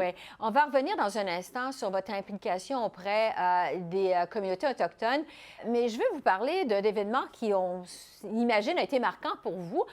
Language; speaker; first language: French; native; French